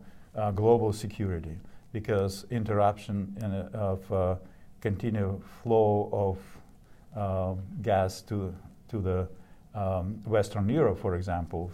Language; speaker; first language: English; non-native, fluent; Russian